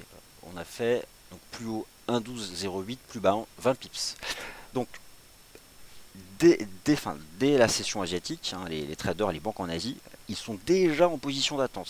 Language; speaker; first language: French; native; French